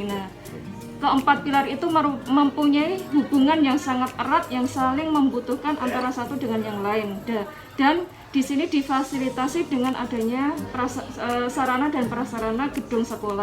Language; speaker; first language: Indonesian; native; Indonesian